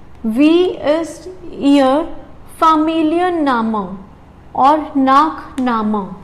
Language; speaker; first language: German; non-native, learner; Hindi